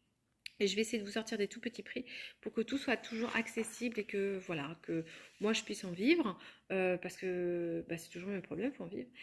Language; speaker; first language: French; native; French